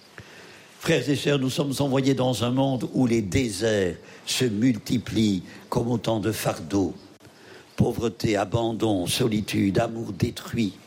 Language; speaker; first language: French; native; French